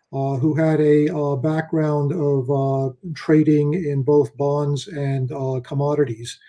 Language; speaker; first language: English; native; English